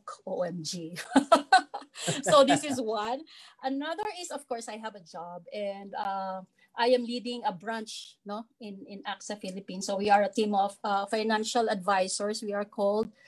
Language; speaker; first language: English; non-native, local second language; Filipino